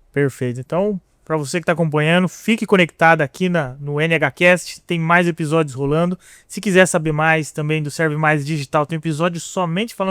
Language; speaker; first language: Portuguese; native; Portuguese